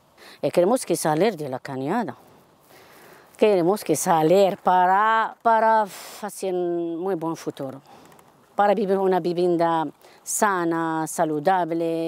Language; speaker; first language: Spanish; non-native, learner; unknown